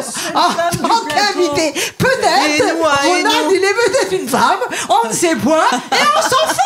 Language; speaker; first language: French; native; French